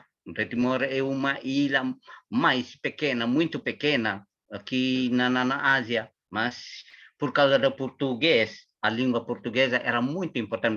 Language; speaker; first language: Portuguese; non-native, learner; Tetum